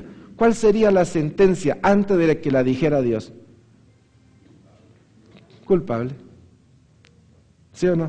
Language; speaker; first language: Spanish; native; Spanish